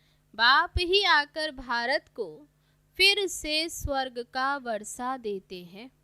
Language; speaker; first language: Hindi; native; Hindi